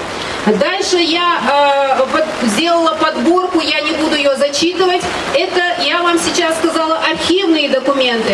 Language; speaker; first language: Russian; non-native, local second language; Ingush